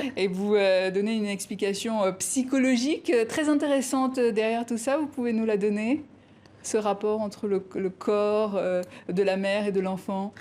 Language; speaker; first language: French; native; French